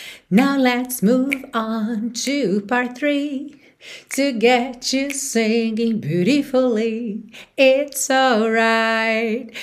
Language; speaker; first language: English; non-native, fluent; Portuguese